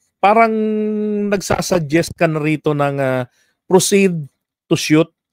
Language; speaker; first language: Filipino; native; Filipino